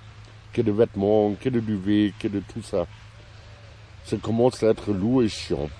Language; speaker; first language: French; non-native, fluent; German